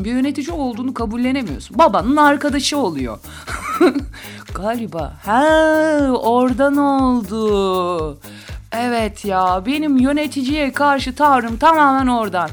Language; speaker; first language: Turkish; native; Turkish